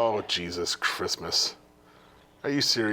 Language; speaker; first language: English; native; English